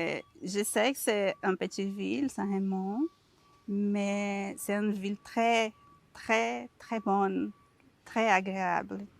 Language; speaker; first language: French; non-native, learner; Portuguese